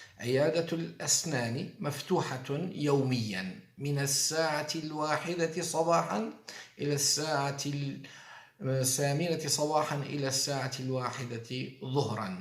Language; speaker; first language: Arabic; non-native, fluent; Turkish